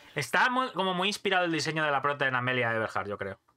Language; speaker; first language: Spanish; native; Spanish